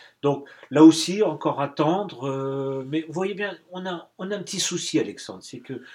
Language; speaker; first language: French; native; French